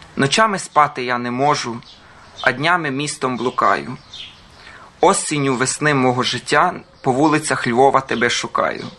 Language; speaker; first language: Ukrainian; early bilingual, heritage; Croatian